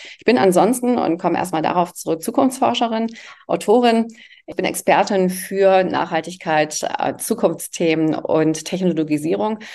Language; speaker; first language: German; early bilingual, other home language; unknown